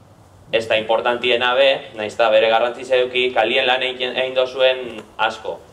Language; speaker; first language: Basque; native; Basque